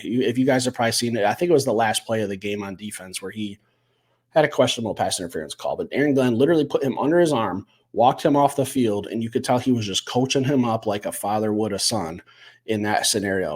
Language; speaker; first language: English; native; English